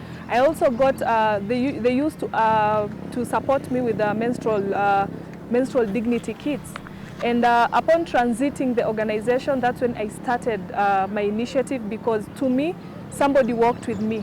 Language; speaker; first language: English; non-native, local second language; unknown